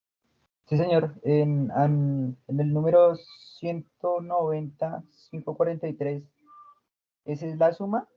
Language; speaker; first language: Spanish; native; Spanish